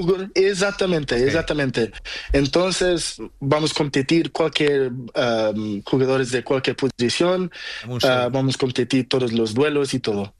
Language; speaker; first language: Spanish; non-native, learner; Portuguese